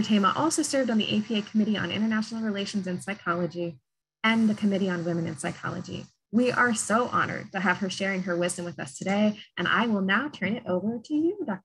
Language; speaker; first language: English; native; English